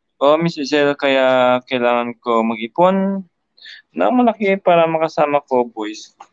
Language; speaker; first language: Filipino; native; Filipino